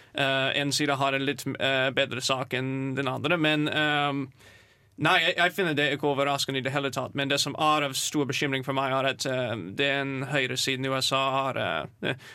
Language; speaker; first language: Norwegian; non-native, fluent; English